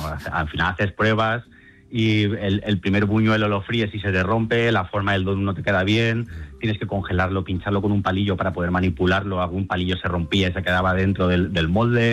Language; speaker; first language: Spanish; native; Spanish